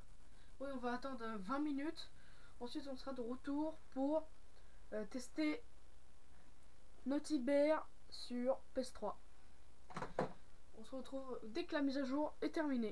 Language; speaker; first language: French; native; French